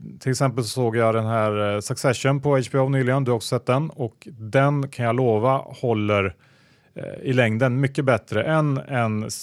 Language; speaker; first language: Swedish; native; Swedish